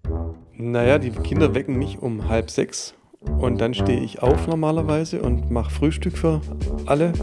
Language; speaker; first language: German; native; German